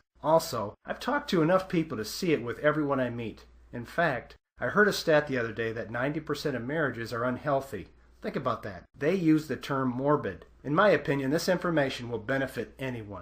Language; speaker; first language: English; native; English